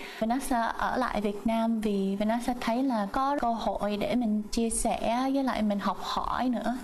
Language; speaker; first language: Vietnamese; early bilingual, heritage; Vietnamese